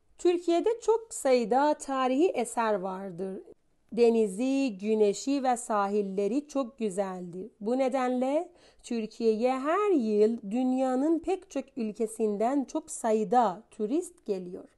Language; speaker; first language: Turkish; non-native, fluent; Persian